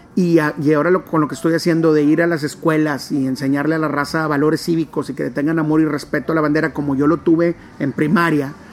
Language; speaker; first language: Spanish; non-native, local second language; English